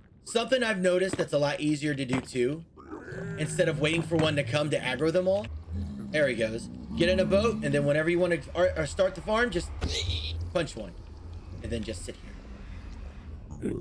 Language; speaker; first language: English; native; English